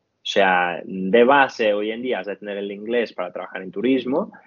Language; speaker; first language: Spanish; non-native, fluent; Portuguese